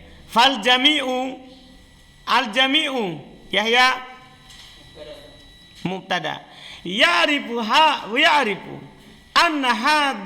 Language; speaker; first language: Arabic; non-native, fluent; Indonesian